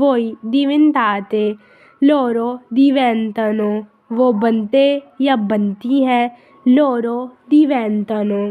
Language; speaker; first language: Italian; non-native, fluent; Urdu